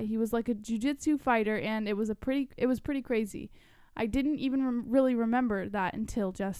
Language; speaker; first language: English; native; English